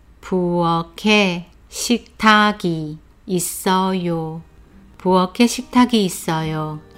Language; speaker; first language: Korean; non-native, fluent; Chinese